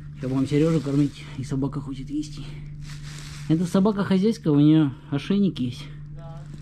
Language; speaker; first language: Russian; native; Russian